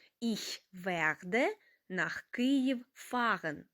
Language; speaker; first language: German; non-native, fluent; Ukrainian